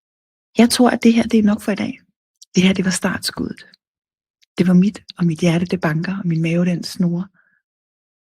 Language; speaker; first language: Danish; native; Danish